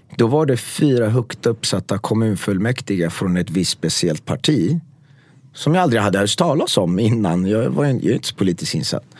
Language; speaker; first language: Swedish; early bilingual, other home language; Persian